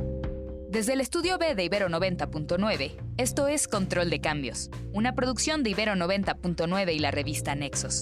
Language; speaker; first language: Spanish; native; Spanish